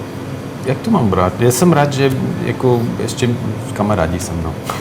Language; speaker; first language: Czech; non-native, fluent; English